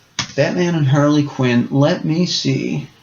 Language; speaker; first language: English; native; English